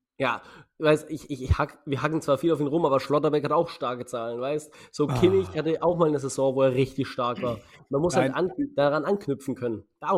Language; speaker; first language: German; native; German